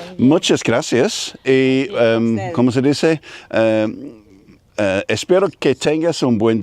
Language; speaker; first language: Spanish; non-native, learner; English